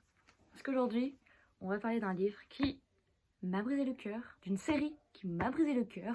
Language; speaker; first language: French; native; French